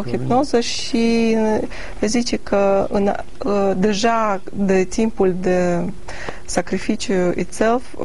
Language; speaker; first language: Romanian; non-native, learner; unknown